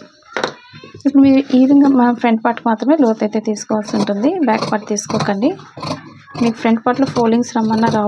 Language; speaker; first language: Telugu; native; Telugu